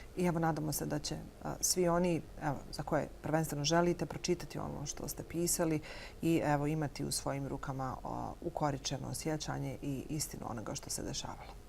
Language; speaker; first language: Bosnian; native; Bosnian